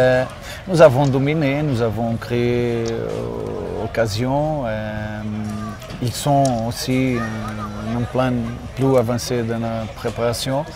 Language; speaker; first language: French; non-native, learner; Portuguese